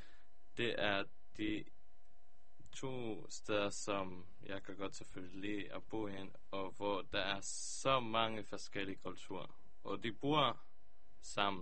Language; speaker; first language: Danish; early bilingual, heritage; Hebrew